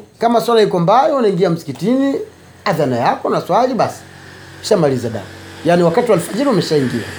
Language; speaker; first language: Swahili; native; Swahili